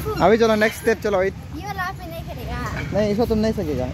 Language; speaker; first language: Hindi; non-native, local second language; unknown